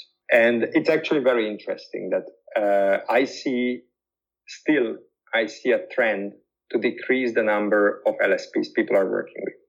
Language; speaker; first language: English; non-native, fluent; Hungarian